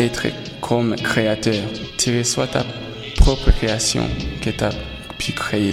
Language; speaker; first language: French; non-native, local second language; Rundi